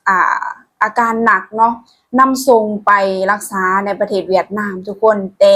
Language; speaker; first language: Thai; non-native, local second language; Lao